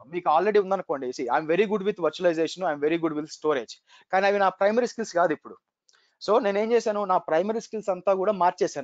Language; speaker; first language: Telugu; native; Telugu